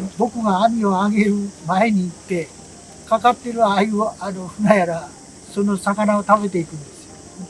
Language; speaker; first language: Japanese; native; Japanese